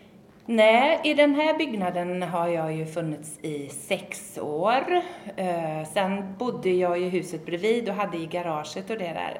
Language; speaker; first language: Swedish; native; Swedish